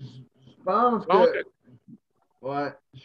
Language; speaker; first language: French; native; French